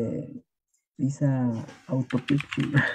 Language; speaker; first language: English; non-native, learner; Spanish